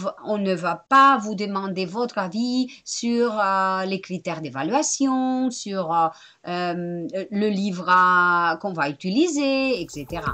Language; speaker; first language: French; non-native, fluent; Spanish